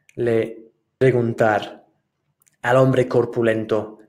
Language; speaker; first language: Spanish; non-native, fluent; English